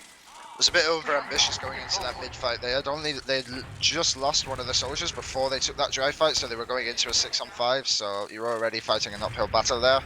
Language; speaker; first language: English; native; English